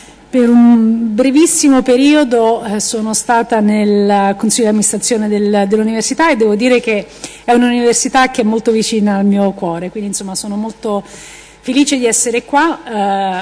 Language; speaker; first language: Italian; early bilingual, heritage; Italian